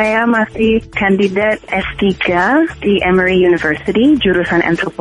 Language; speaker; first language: Indonesian; non-native, fluent; English